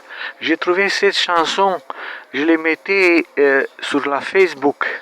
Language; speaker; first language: French; non-native, learner; Romanian